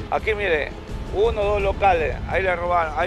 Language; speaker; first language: Spanish; native; Spanish